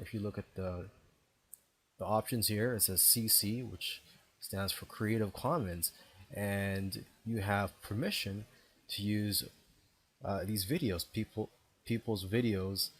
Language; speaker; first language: English; native; English